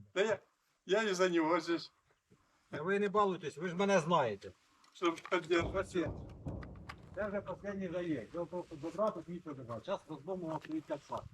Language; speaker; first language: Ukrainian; native; Ukrainian